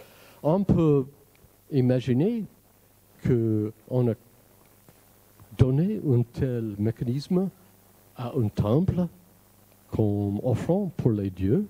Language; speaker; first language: French; non-native, fluent; English